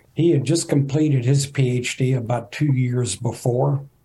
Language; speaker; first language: English; native; English